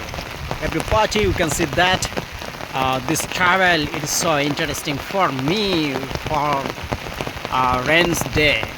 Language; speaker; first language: English; non-native, learner; Bangla